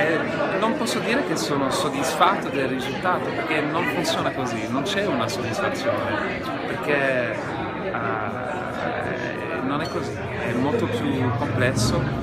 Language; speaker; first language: Italian; non-native, fluent; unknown